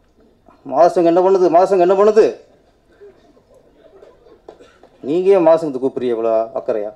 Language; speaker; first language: Tamil; native; Tamil